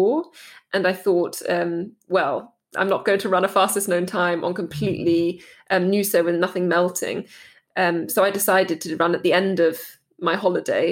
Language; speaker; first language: English; native; English